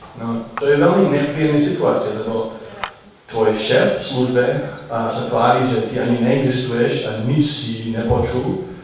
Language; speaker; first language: Slovak; non-native, fluent; English